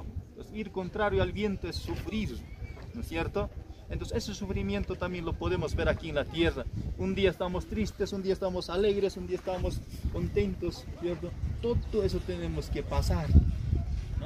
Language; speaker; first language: Spanish; native; Spanish